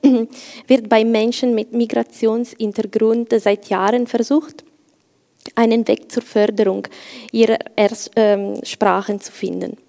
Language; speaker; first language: German; non-native, fluent; Italian